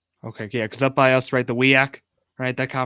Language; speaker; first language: English; native; English